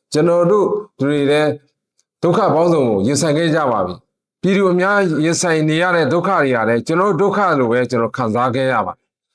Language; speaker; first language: Burmese; non-native, local second language; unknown